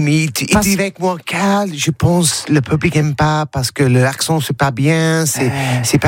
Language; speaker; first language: French; non-native, learner; English